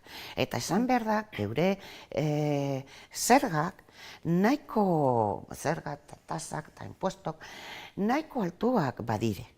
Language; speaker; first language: Basque; non-native, local second language; Spanish